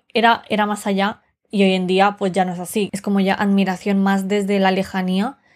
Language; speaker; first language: Spanish; early bilingual, other home language; Romanian